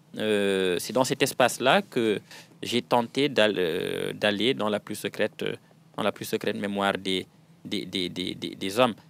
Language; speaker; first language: French; non-native, local second language; Wolof